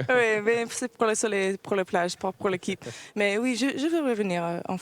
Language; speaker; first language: French; early bilingual, heritage; English